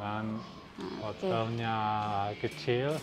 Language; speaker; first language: Indonesian; non-native, learner; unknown